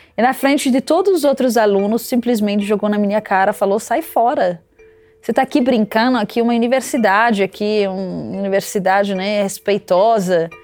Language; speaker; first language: Portuguese; non-native, fluent; Arabic